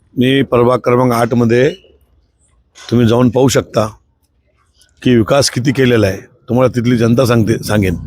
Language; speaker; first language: Marathi; native; Marathi